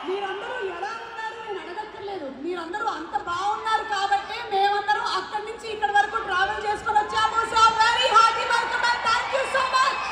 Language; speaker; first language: Telugu; native; Telugu